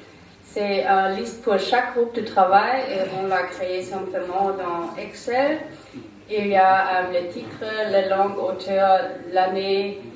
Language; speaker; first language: French; non-native, learner; German